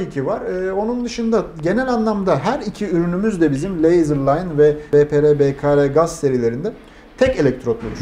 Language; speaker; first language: Turkish; native; Turkish